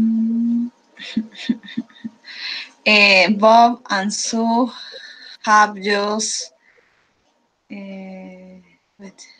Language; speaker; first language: English; non-native, learner; Spanish